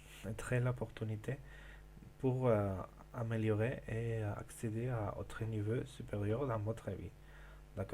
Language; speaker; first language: French; non-native, learner; Spanish